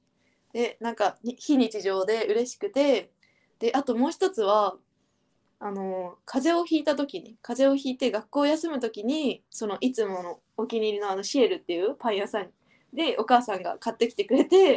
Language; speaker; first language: Japanese; native; Japanese